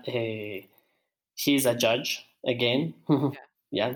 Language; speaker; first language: English; non-native, learner; Spanish